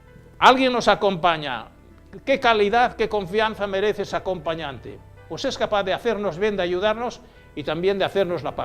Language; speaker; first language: Spanish; native; Spanish